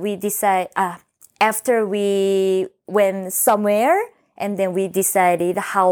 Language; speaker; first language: English; non-native, fluent; Korean